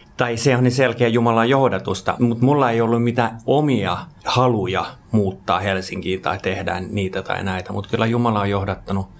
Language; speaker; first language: Finnish; non-native, local second language; Swedish